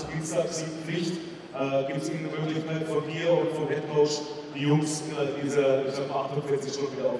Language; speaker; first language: German; native; German